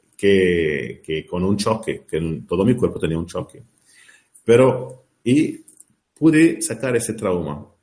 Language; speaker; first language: Spanish; non-native, fluent; Arabic